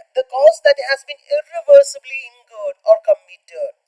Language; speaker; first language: English; non-native, local second language; Malayalam